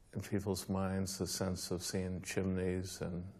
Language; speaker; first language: English; native; English